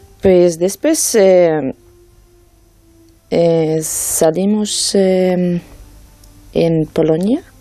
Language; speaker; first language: Spanish; non-native, learner; Ukrainian